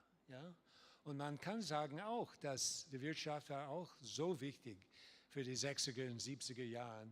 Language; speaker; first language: German; non-native, learner; English